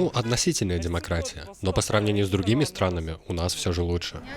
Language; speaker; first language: Russian; non-native, fluent; Mongolian